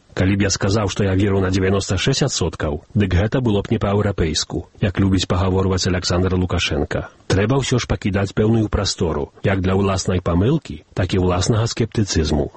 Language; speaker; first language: Belarusian; early bilingual, heritage; Belarusian